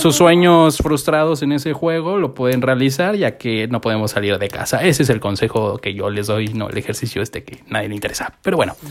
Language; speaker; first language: Spanish; native; Spanish